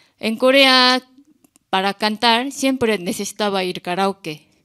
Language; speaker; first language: Spanish; non-native, learner; Korean